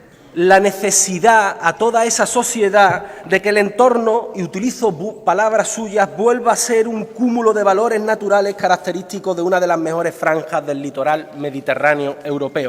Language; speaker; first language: Spanish; native; Spanish